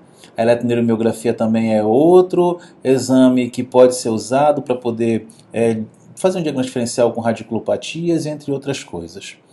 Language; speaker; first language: Portuguese; native; Portuguese